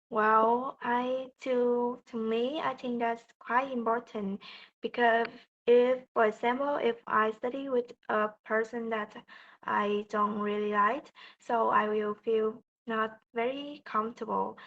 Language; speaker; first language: English; non-native, learner; Vietnamese